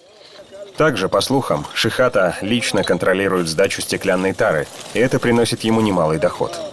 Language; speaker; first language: Russian; native; Russian